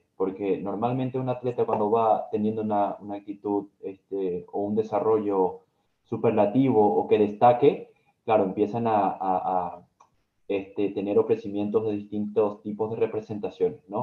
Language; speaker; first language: Spanish; native; Spanish